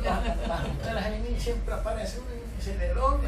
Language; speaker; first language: Spanish; native; Spanish